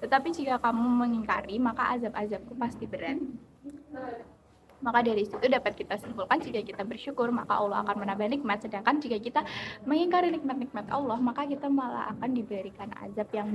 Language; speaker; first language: Indonesian; native; Indonesian